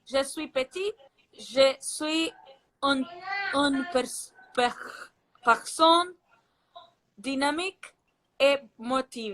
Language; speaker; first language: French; non-native, learner; Portuguese